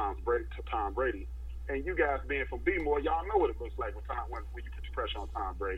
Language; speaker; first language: English; native; English